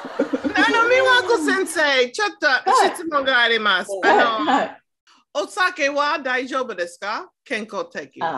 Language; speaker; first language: Japanese; non-native, learner; English